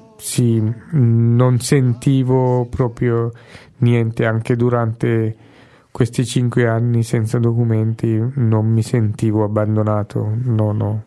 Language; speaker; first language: Italian; non-native, fluent; Sinhala